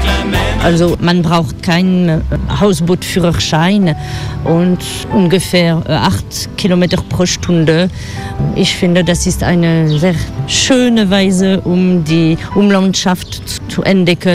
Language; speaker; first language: German; non-native, fluent; French